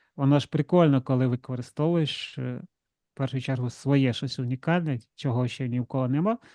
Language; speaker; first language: Ukrainian; non-native, local second language; Russian